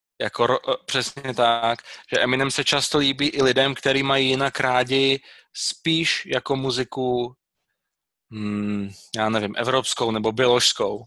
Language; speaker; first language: Czech; native; Czech